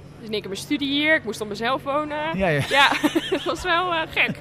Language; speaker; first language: Dutch; native; Dutch